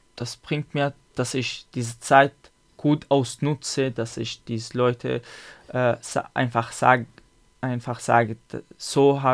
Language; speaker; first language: German; non-native, learner; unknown